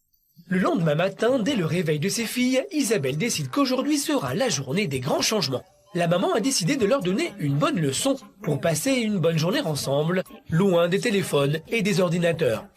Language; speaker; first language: French; native; French